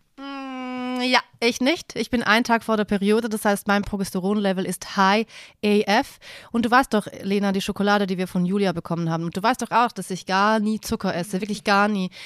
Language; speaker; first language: German; native; German